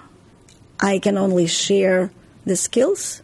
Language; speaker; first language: English; non-native, fluent; Ukrainian